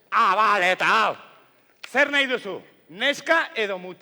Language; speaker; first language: Basque; non-native, local second language; Spanish